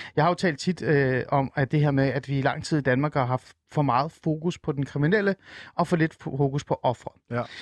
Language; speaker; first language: Danish; early bilingual, other home language; Persian